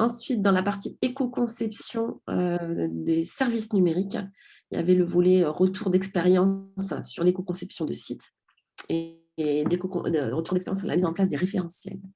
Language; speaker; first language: French; native; French